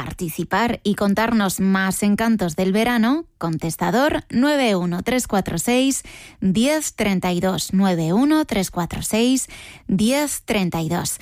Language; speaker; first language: Spanish; native; Spanish